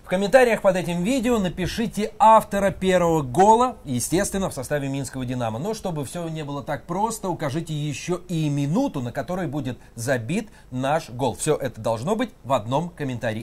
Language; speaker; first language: Russian; native; Russian